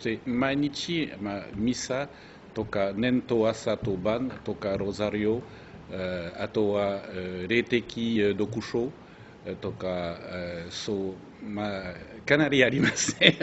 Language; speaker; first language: Japanese; non-native, fluent; French